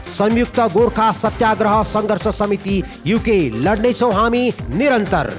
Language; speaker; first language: Nepali; native; Nepali